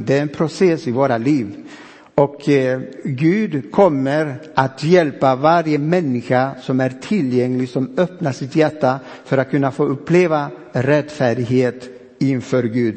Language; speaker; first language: Swedish; non-native, fluent; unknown